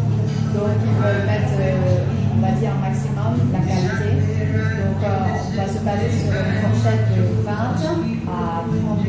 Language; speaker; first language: French; early bilingual, other home language; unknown